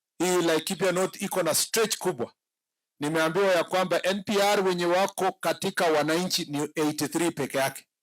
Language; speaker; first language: Swahili; non-native, local second language; Kalenjin